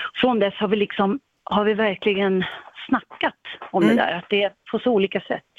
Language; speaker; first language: Swedish; native; Swedish